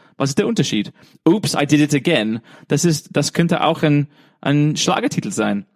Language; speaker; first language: German; non-native, fluent; English